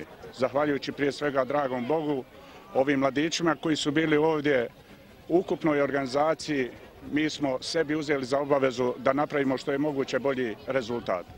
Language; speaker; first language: Bosnian; native; Bosnian